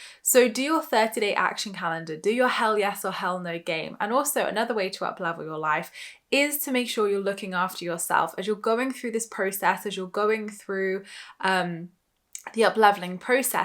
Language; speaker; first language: English; native; English